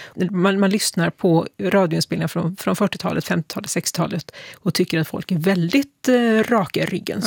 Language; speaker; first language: Swedish; native; Swedish